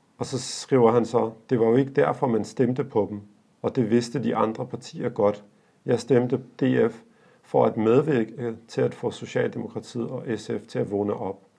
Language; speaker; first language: Danish; early bilingual, other home language; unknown